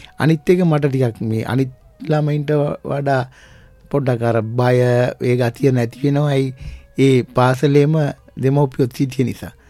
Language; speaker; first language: Sinhala; non-native, local second language; Tamil